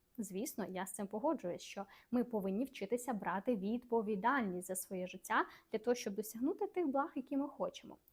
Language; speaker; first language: Ukrainian; non-native, local second language; Russian